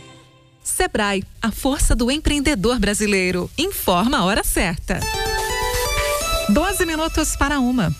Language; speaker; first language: Portuguese; native; Portuguese